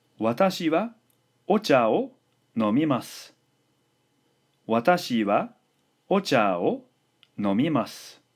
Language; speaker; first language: Japanese; non-native, fluent; English